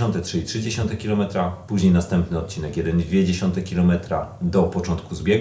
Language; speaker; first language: Polish; native; Polish